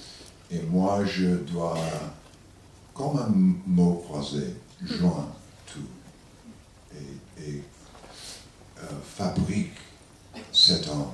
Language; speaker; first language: French; non-native, learner; English